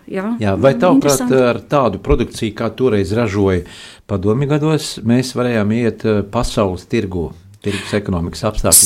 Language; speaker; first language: Latvian; native; Latvian